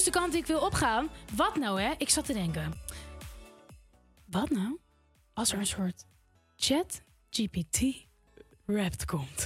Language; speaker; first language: Dutch; native; Dutch